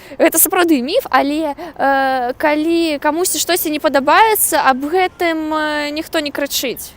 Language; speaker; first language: Belarusian; non-native, local second language; Russian